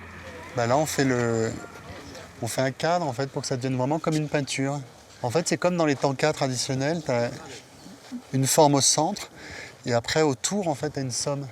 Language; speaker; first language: French; native; French